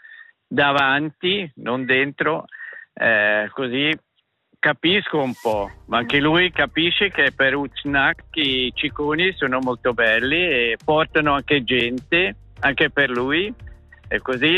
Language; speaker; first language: Italian; non-native, local second language; German